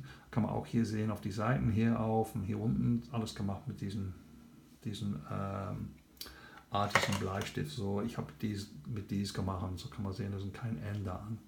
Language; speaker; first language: German; non-native, learner; English